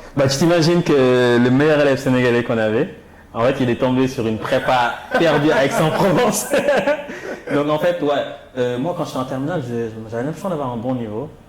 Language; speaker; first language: French; non-native, local second language; Wolof